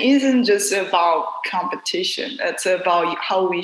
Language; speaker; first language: English; non-native, fluent; Korean